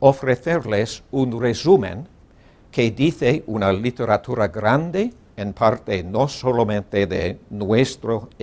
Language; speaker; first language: Spanish; non-native, learner; English